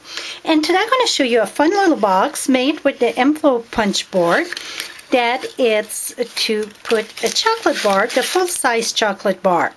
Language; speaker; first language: English; non-native, fluent; French